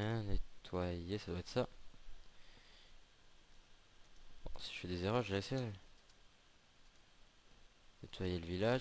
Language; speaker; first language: French; native; French